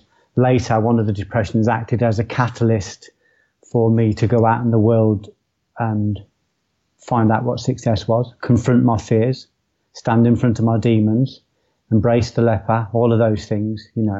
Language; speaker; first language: English; native; English